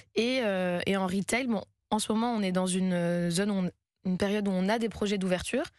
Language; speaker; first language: French; native; French